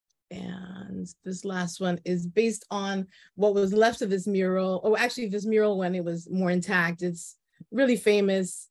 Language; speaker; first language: English; early bilingual, other home language; Spanish